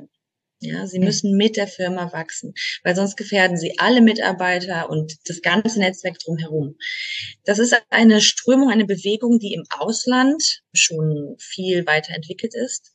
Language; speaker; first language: German; native; German